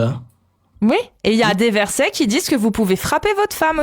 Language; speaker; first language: French; native; French